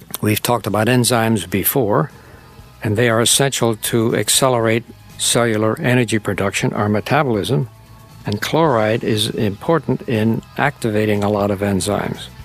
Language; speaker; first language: English; native; English